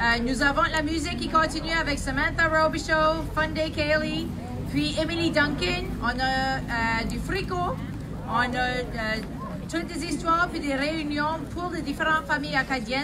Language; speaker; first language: French; native; French